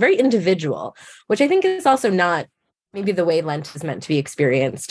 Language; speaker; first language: English; native; English